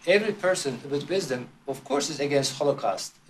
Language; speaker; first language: English; non-native, fluent; Turkish